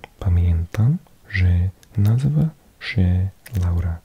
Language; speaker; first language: Polish; non-native, learner; English